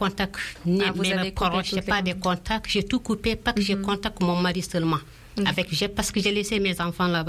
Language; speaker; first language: French; non-native, local second language; Fula